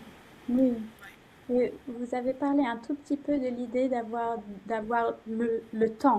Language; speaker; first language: French; non-native, fluent; English